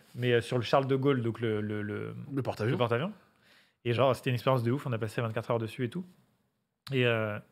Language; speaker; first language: French; native; French